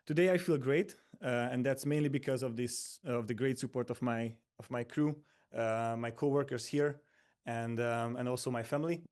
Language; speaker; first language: English; non-native, fluent; Hungarian